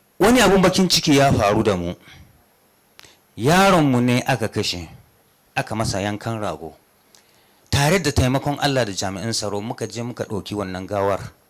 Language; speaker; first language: Hausa; non-native, local second language; Fula